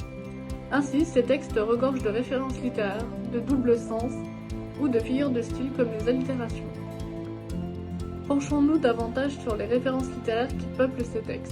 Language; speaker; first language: French; native; French